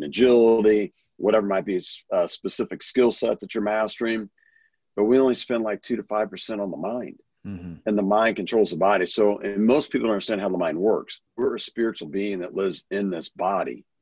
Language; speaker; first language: English; native; English